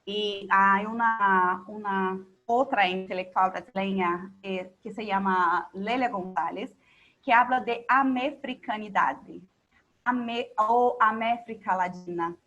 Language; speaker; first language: Spanish; non-native, local second language; Portuguese